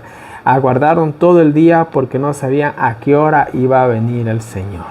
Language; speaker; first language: Spanish; native; Spanish